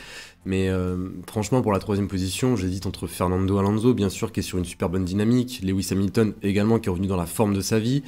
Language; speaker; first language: French; native; French